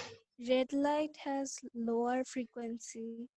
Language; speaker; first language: English; non-native, local second language; Bangla